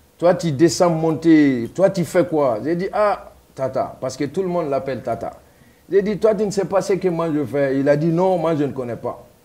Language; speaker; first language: French; non-native, local second language; Mandingo